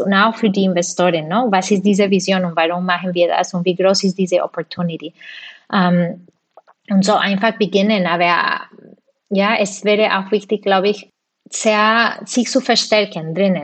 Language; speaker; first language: German; non-native, fluent; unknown